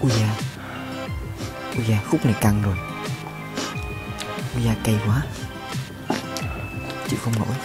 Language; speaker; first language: Vietnamese; native; Vietnamese